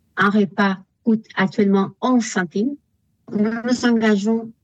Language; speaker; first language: French; non-native, fluent; Spanish